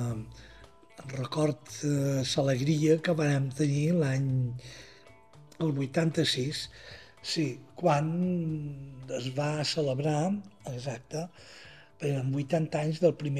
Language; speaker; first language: Catalan; native; Catalan